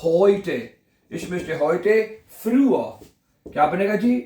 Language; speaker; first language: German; non-native, fluent; Urdu